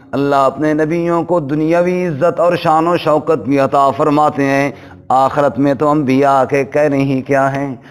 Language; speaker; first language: Urdu; non-native, local second language; Punjabi